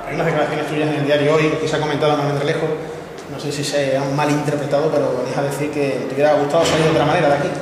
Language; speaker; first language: Spanish; native; Spanish